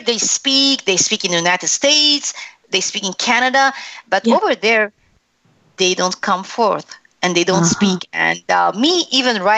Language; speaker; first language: English; non-native, fluent; Arabic